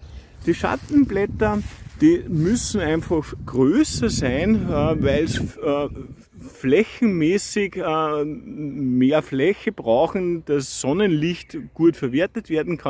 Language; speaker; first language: German; native; German